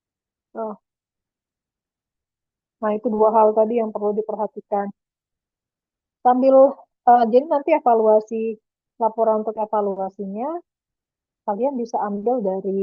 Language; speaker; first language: Indonesian; native; Indonesian